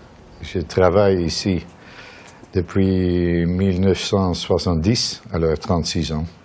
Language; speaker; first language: French; non-native, fluent; Dutch